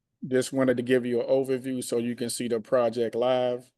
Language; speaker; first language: English; native; English